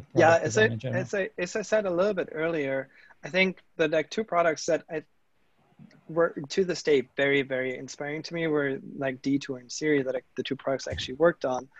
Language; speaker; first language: English; non-native, fluent; German